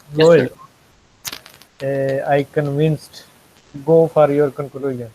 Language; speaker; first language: English; non-native, fluent; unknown